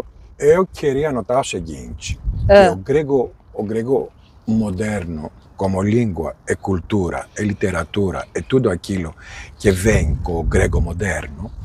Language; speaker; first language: Portuguese; non-native, fluent; Greek